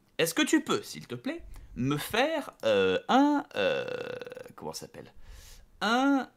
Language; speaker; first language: French; native; French